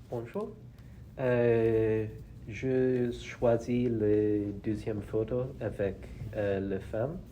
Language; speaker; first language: French; non-native, learner; English